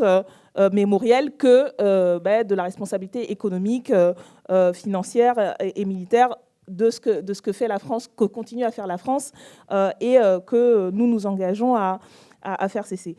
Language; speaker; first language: French; native; French